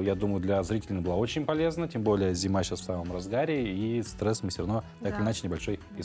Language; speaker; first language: Russian; native; Russian